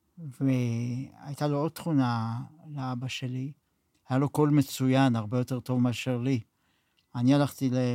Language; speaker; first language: Hebrew; early bilingual, other home language; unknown